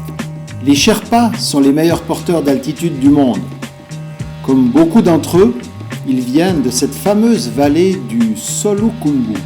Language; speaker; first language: French; native; French